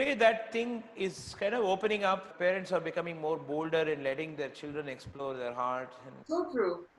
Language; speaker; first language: English; non-native, local second language; Tamil